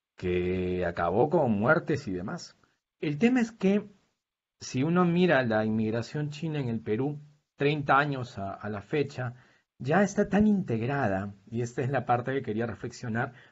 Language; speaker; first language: Spanish; native; Spanish